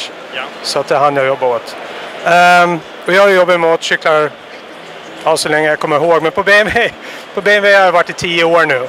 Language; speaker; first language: Swedish; native; Swedish